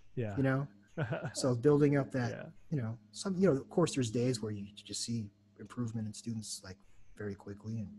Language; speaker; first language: English; native; English